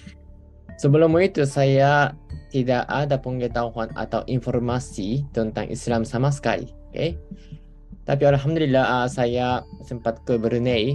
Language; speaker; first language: Indonesian; non-native, fluent; Japanese